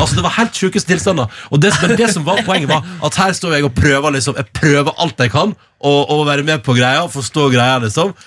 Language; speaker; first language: Norwegian; native; Norwegian